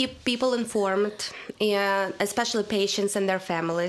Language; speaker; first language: English; non-native, fluent; Russian